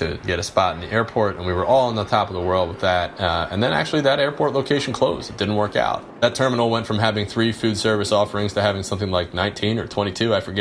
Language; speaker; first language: English; native; English